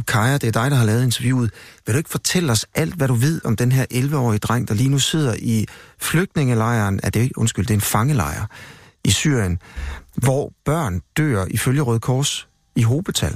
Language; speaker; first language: Danish; native; Danish